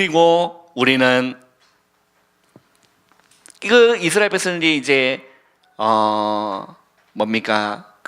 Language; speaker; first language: Korean; native; Korean